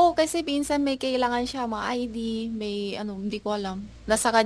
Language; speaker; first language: Filipino; non-native, learner; Chinese